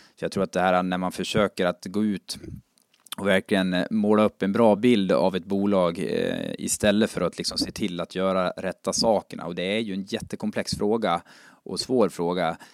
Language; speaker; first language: Swedish; native; Swedish